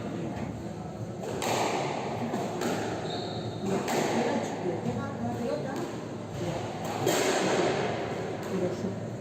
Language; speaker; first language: Spanish; native; Spanish